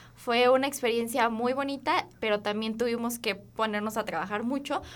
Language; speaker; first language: Spanish; native; Spanish